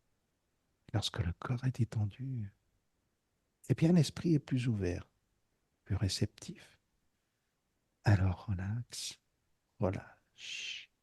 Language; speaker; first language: French; native; French